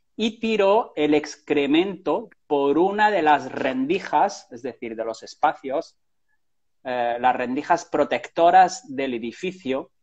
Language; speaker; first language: Spanish; native; Spanish